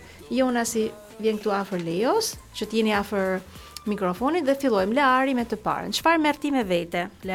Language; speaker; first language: Albanian; native; Albanian